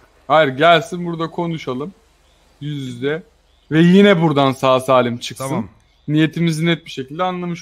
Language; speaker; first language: Turkish; native; Turkish